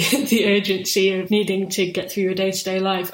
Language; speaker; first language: English; native; English